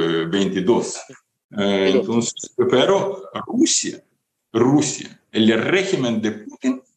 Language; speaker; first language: Spanish; non-native, fluent; Ukrainian